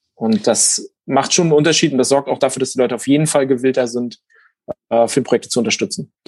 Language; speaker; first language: German; native; German